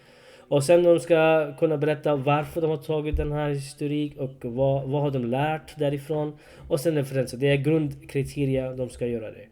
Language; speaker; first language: Swedish; non-native, learner; Urdu